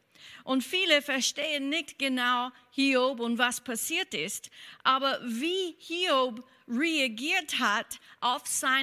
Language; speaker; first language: German; non-native, fluent; English